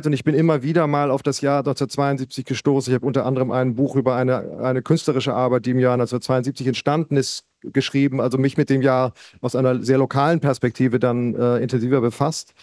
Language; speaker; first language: German; native; German